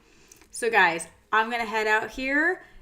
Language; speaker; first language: English; native; English